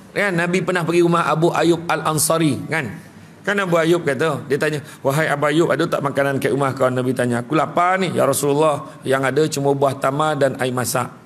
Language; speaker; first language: Malay; native; Malay